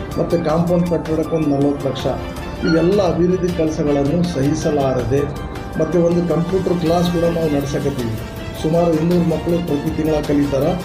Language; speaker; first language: Kannada; non-native, local second language; Urdu